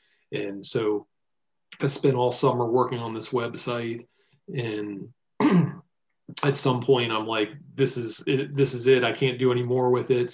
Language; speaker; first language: English; native; English